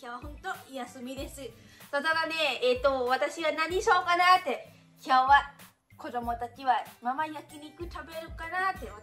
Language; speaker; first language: Japanese; non-native, learner; Lao